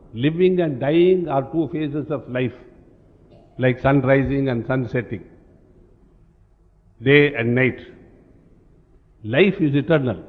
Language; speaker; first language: English; non-native, local second language; Tamil